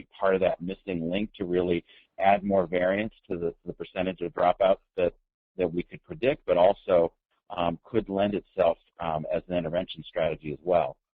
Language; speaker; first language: English; native; English